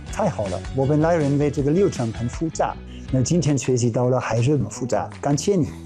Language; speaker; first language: Chinese; non-native, learner; German